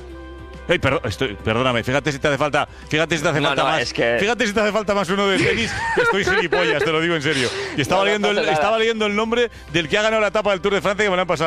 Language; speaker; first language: Spanish; native; Spanish